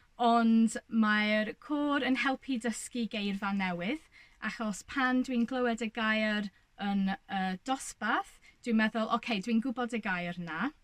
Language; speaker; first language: Welsh; non-native, learner; English